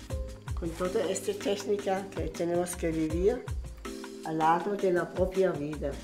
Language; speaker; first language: Spanish; non-native, fluent; German